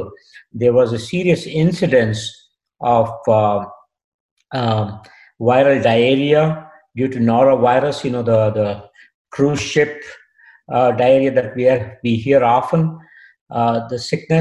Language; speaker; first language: English; non-native, local second language; Kannada